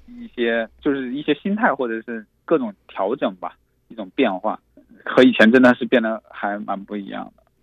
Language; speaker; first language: Chinese; native; Chinese